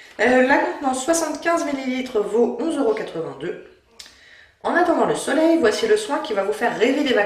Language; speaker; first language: French; native; French